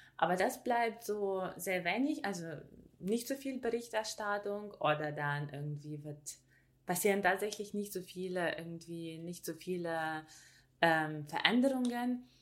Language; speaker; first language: German; non-native, fluent; Ukrainian